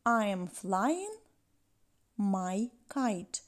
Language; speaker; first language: English; non-native, fluent; Ukrainian